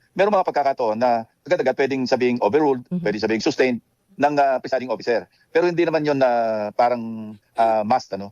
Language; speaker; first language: Filipino; native; Filipino